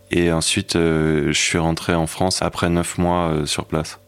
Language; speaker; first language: French; native; French